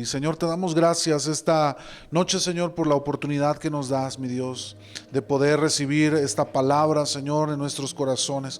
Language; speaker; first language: Spanish; native; Spanish